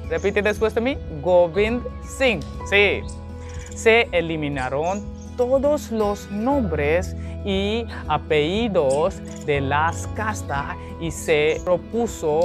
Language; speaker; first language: Spanish; non-native, learner; Hindi